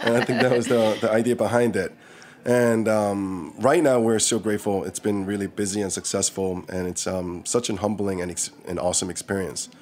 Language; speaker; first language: English; early bilingual, other home language; Korean